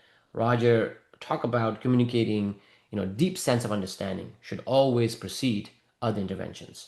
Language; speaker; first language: English; non-native, fluent; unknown